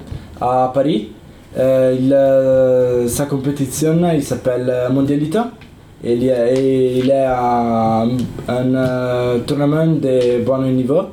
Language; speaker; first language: French; non-native, learner; Italian